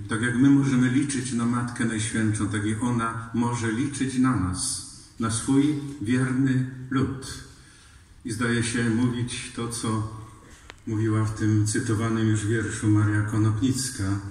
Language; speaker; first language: Polish; native; Polish